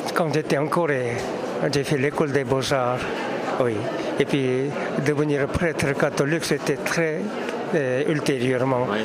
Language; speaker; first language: French; non-native, fluent; Korean